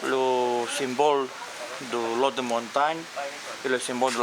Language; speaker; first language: French; non-native, fluent; Romanian